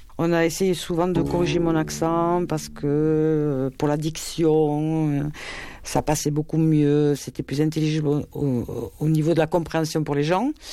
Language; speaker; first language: French; native; French